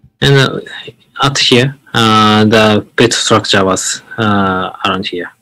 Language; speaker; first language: English; non-native, learner; Japanese